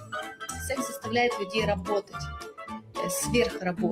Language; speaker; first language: Russian; native; Russian